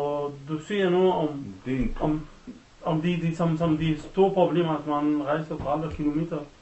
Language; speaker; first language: Danish; non-native, learner; Arabic